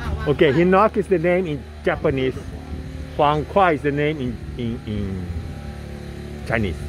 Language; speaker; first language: English; non-native, fluent; Portuguese